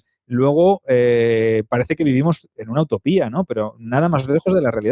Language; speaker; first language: Spanish; native; Spanish